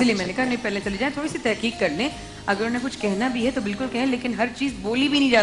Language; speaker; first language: Urdu; native; Urdu